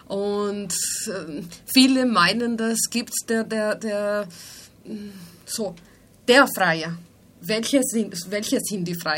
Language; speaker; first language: German; non-native, fluent; Spanish